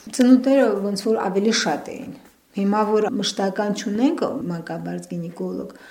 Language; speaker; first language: Armenian; native; Armenian